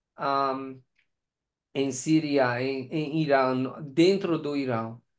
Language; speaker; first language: Portuguese; non-native, learner; Persian